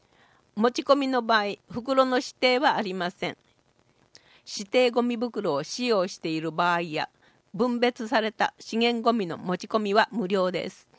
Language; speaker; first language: Japanese; native; Japanese